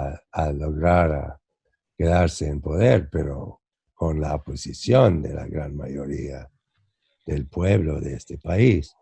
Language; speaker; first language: Spanish; non-native, fluent; English